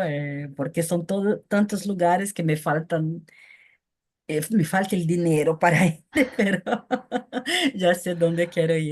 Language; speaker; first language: Spanish; non-native, fluent; Portuguese